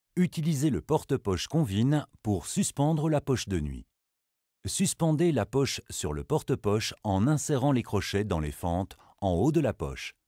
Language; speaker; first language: French; native; French